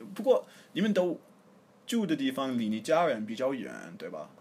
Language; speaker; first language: Chinese; non-native, fluent; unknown